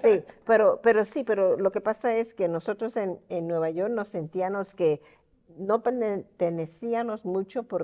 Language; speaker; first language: Spanish; early bilingual, heritage; Spanish